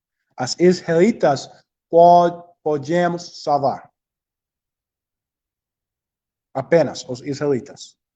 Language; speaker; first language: Portuguese; non-native, learner; English